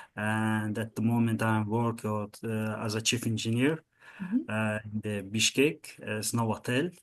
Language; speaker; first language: English; non-native, learner; Azerbaijani